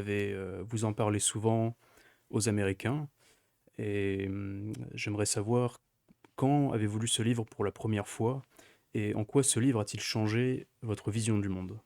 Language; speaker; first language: French; native; French